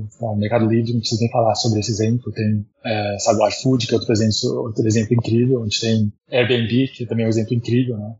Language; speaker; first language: Portuguese; early bilingual, heritage; Portuguese